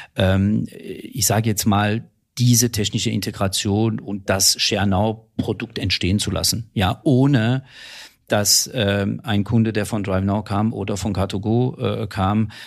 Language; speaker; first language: German; non-native, fluent; French